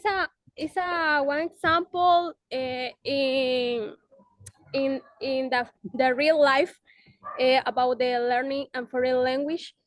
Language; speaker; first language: English; non-native, learner; Spanish